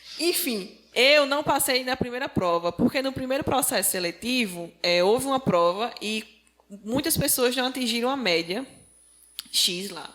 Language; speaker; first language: Portuguese; native; Portuguese